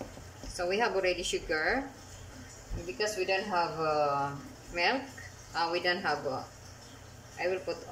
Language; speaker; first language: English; non-native, local second language; Filipino